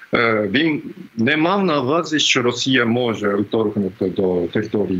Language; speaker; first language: Ukrainian; non-native, fluent; Japanese